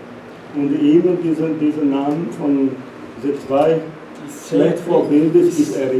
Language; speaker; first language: German; non-native, learner; Portuguese